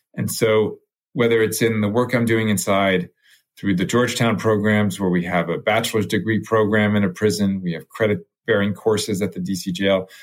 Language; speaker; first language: English; early bilingual, other home language; French